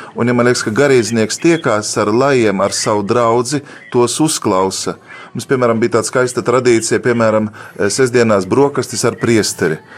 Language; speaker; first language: Latvian; native; Latvian